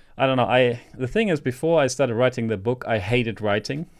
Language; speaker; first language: English; non-native, fluent; German